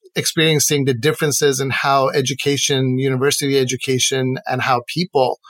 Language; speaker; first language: English; non-native, fluent; Persian